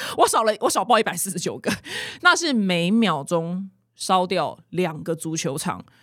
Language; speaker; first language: Chinese; native; Chinese